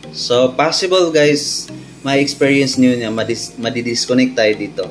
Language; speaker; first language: Filipino; non-native, local second language; Cebuano